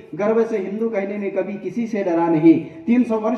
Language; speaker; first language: Hindi; non-native, local second language; Marathi